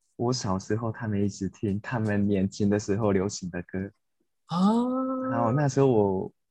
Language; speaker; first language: Chinese; non-native, fluent; Japanese